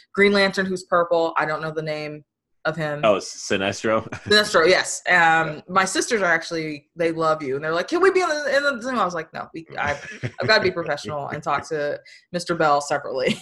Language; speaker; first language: English; native; English